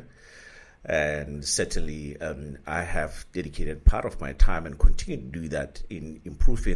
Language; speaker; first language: English; non-native, local second language; Southern Sotho